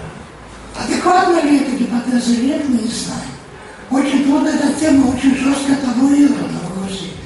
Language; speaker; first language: Russian; non-native, fluent; Georgian